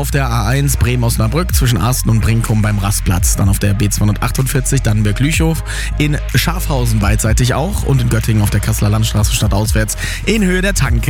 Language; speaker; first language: German; native; German